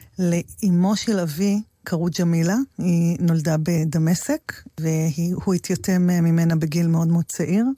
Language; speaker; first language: Hebrew; native; Hebrew